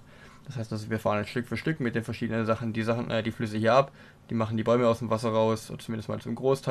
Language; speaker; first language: German; native; German